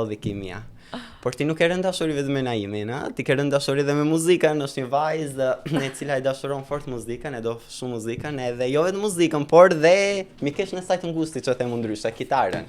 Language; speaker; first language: Albanian; native; Albanian